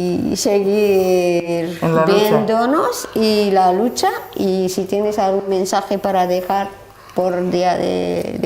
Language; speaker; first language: Spanish; non-native, learner; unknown